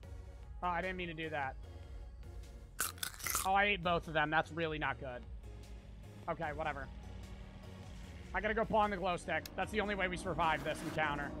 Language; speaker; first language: English; native; English